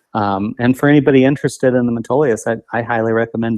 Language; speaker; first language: English; native; English